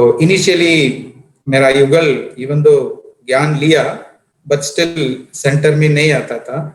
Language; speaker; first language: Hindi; non-native, local second language; Tamil